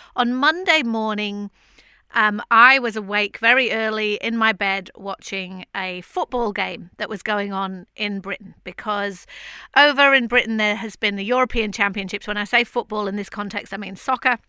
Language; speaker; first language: English; native; English